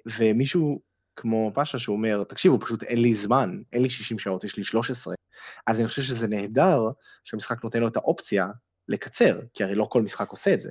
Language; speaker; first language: Hebrew; native; Hebrew